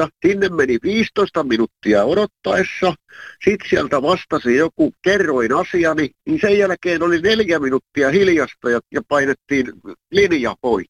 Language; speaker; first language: Finnish; native; Finnish